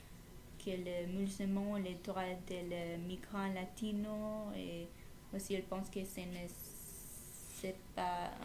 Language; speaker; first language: French; non-native, learner; English